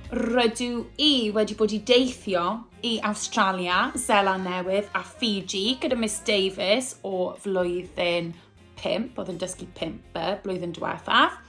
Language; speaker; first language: Welsh; native; Welsh